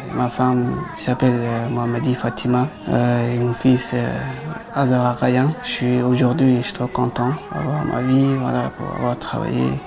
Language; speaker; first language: French; non-native, learner; Persian